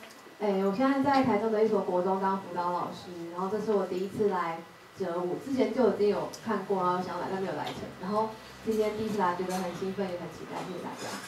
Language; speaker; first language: Chinese; native; Chinese